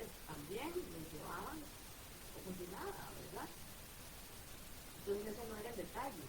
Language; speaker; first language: Spanish; native; Spanish